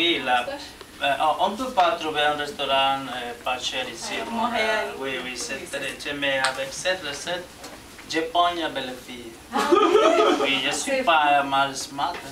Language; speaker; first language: French; non-native, learner; Portuguese